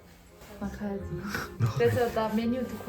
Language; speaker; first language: Korean; non-native, learner; Dutch